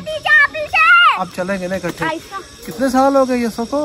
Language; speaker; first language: Urdu; native; Urdu